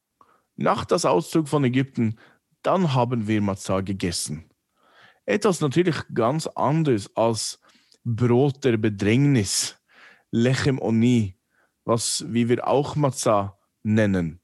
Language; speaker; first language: German; non-native, fluent; English